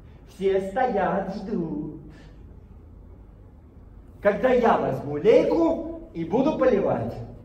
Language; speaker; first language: Russian; native; Russian